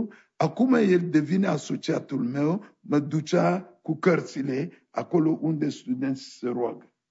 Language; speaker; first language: Romanian; non-native, fluent; French